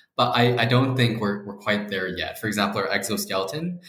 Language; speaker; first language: English; native; English